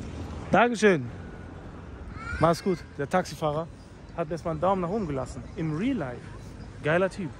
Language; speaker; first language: German; native; German